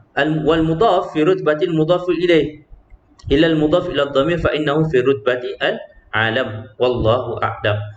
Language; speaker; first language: Malay; native; Malay